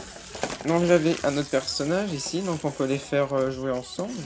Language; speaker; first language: French; native; French